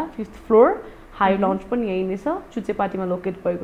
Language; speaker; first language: Nepali; native; Nepali